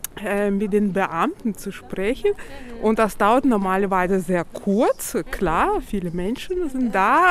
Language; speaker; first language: German; non-native, fluent; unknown